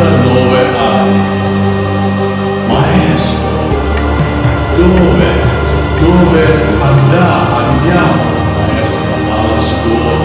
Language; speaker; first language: Italian; non-native, learner; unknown